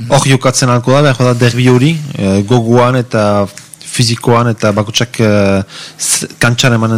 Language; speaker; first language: Basque; native; Basque